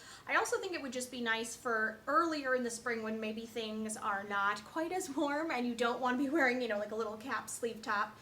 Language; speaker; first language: English; native; English